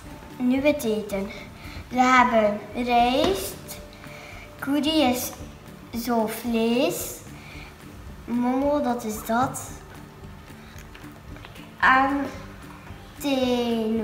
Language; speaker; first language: Dutch; early bilingual, other home language; Nepali